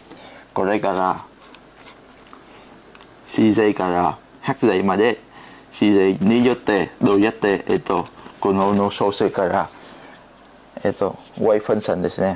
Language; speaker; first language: Japanese; non-native, learner; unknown